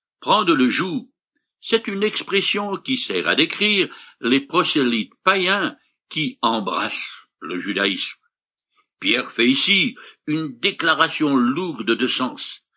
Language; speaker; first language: French; native; French